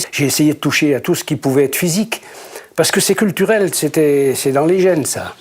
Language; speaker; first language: French; native; French